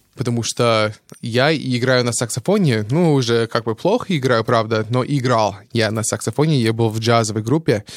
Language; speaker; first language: Russian; non-native, fluent; English